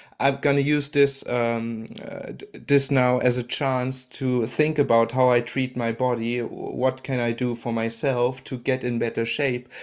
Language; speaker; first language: English; non-native, fluent; German